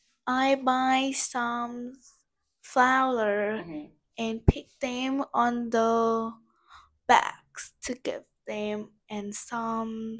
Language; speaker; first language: English; non-native, learner; Vietnamese